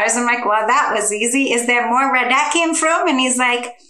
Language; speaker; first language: English; non-native, fluent; Hungarian